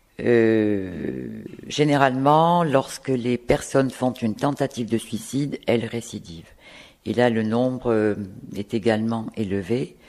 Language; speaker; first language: French; native; French